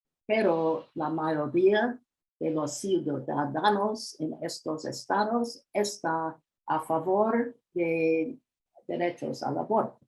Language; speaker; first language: Spanish; non-native, learner; English